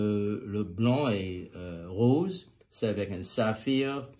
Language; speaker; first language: French; non-native, fluent; English